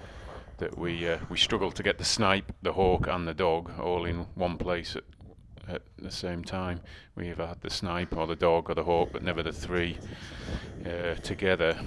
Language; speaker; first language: English; native; English